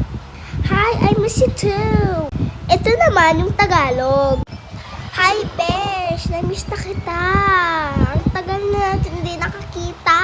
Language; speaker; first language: Filipino; native; Filipino